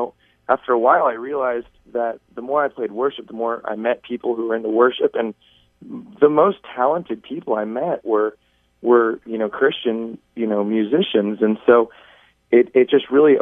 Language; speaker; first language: English; native; English